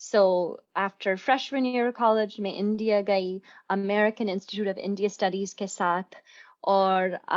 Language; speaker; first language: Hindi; non-native, fluent; English